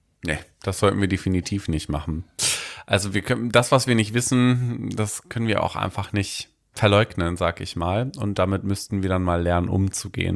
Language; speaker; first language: German; native; German